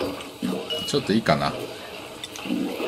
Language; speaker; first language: Japanese; native; Japanese